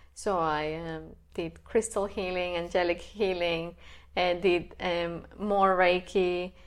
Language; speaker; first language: English; non-native, fluent; Spanish